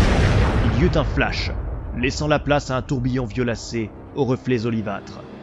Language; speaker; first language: French; native; French